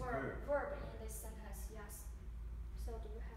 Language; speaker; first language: English; non-native, fluent; Chinese